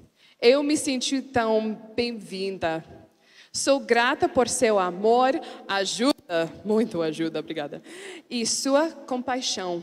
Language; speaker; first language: Portuguese; non-native, learner; English